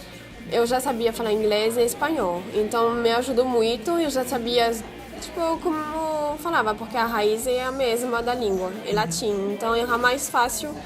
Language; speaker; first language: Portuguese; non-native, fluent; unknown